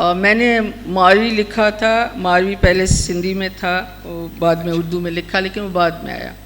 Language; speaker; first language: Urdu; non-native, local second language; Sindhi